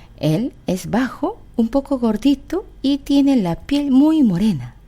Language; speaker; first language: Spanish; non-native, fluent; Korean